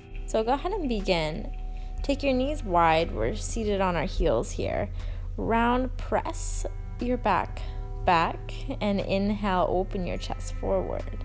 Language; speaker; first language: English; native; English